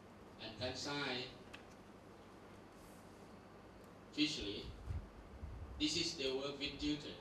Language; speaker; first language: English; non-native, learner; Thai